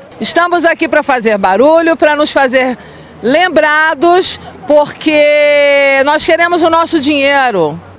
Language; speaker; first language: Portuguese; native; Portuguese